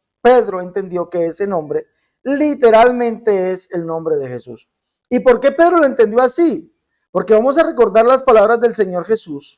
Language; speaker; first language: Spanish; native; Spanish